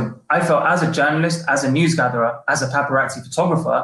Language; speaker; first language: English; native; English